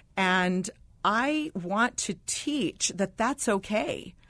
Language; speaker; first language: English; non-native, fluent; Arabic